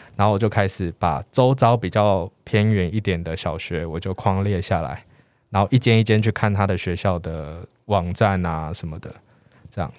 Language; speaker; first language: Chinese; native; Chinese